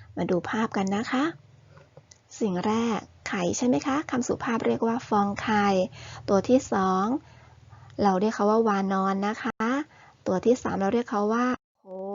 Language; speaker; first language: Thai; native; Thai